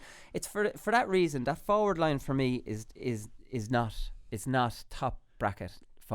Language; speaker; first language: English; native; English